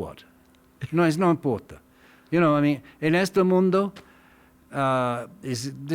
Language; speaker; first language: Spanish; non-native, learner; English